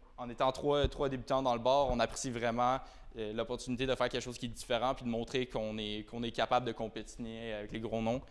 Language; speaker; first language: French; native; French